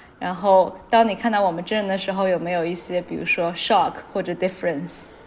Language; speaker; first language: Chinese; native; Chinese